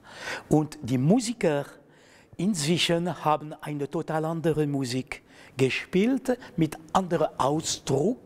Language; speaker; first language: German; non-native, fluent; French